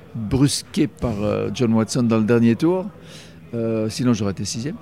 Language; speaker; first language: French; native; French